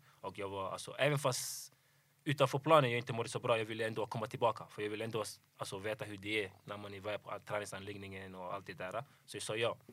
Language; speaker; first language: Swedish; early bilingual, other home language; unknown